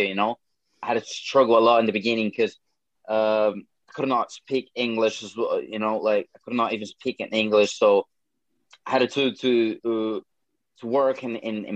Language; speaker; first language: English; non-native, fluent; Portuguese